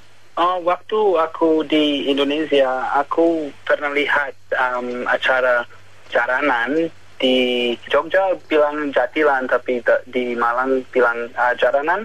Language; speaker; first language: Indonesian; non-native, learner; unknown